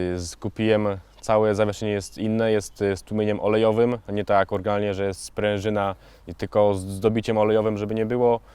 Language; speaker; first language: Polish; native; Polish